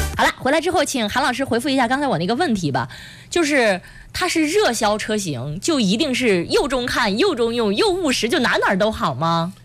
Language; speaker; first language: Chinese; native; Chinese